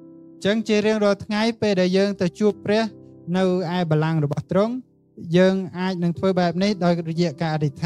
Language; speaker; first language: Khmer; native; Khmer